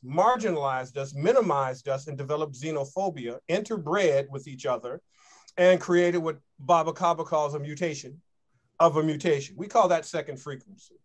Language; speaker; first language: English; native; English